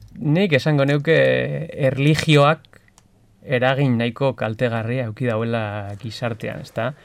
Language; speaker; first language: Basque; non-native, local second language; Spanish